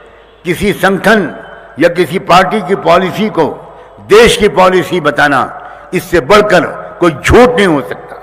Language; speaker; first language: Urdu; native; Urdu